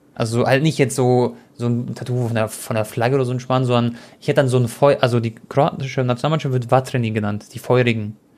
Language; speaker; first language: German; early bilingual, other home language; Croatian